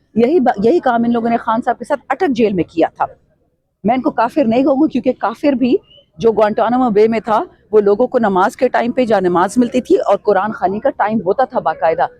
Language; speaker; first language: Urdu; non-native, local second language; Pashto